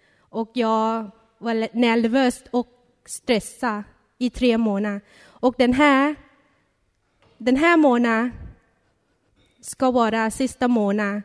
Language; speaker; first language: Swedish; non-native, learner; Thai